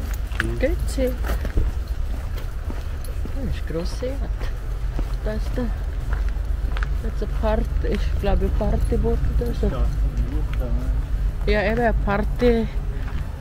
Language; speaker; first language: German; non-native, learner; Filipino